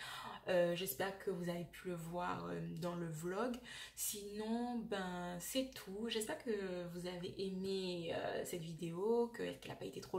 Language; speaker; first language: French; native; French